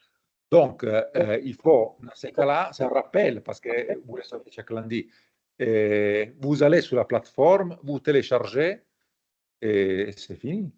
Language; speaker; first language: French; non-native, fluent; Italian